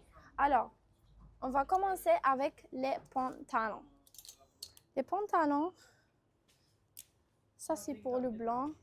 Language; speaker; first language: French; non-native, local second language; Arabic